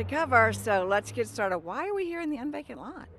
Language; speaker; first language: English; native; English